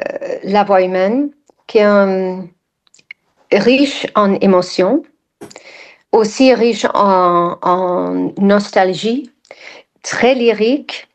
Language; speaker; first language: French; non-native, fluent; English